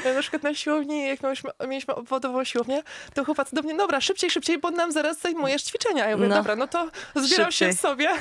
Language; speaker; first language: Polish; native; Polish